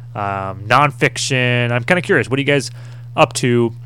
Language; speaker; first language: English; native; English